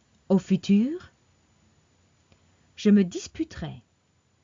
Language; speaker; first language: French; non-native, fluent; English